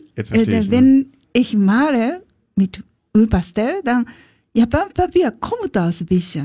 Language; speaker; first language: German; non-native, learner; Japanese